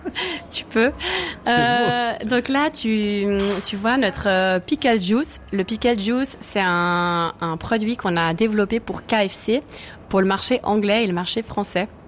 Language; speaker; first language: French; native; French